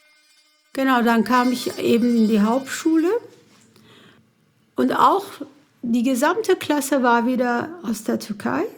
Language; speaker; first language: German; early bilingual, other home language; Kurdish